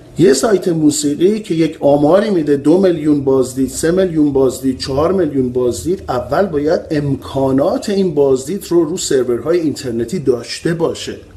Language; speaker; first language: Persian; native; Persian